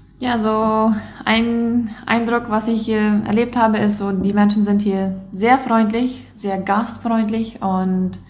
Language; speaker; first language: German; non-native, local second language; Plautdietsch